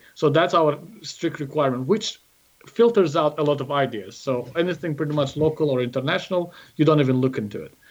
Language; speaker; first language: English; non-native, fluent; Azerbaijani